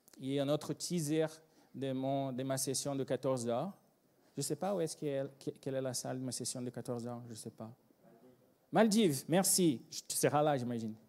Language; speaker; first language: French; non-native, fluent; Portuguese